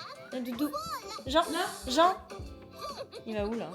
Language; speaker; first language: French; native; French